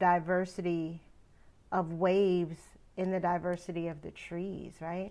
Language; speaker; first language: English; native; English